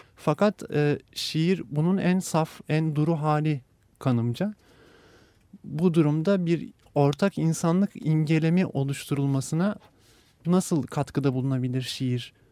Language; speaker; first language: Turkish; native; Turkish